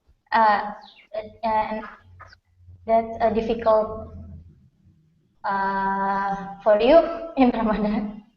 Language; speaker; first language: English; non-native, learner; Indonesian